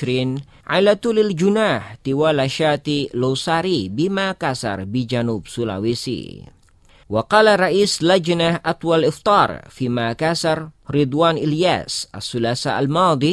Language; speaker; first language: Arabic; non-native, fluent; Indonesian